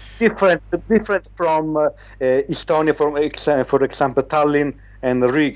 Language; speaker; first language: English; non-native, learner; Italian